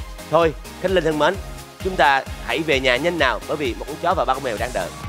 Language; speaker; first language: Vietnamese; native; Vietnamese